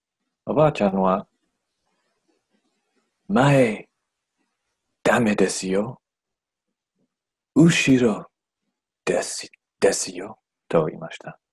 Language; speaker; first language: Japanese; non-native, learner; English